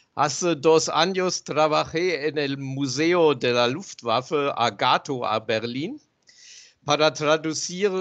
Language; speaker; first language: Spanish; non-native, fluent; German